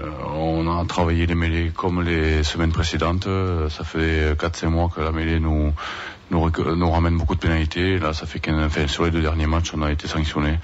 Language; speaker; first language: French; native; French